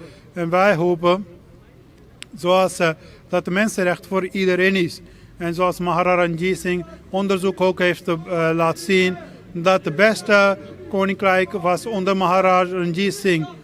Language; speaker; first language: Dutch; non-native, fluent; Punjabi